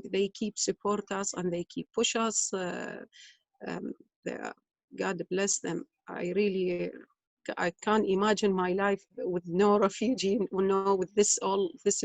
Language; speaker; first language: English; non-native, learner; Arabic